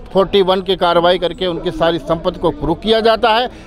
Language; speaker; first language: Hindi; native; Hindi